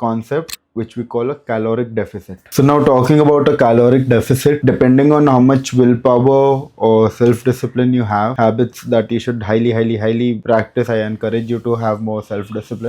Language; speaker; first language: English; non-native, local second language; Hindi